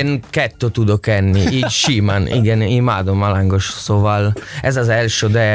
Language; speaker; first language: Hungarian; non-native, learner; Italian